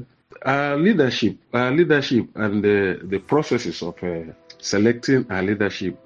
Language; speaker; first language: English; non-native, local second language; Igbo